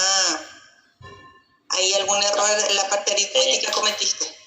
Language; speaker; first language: Spanish; native; Spanish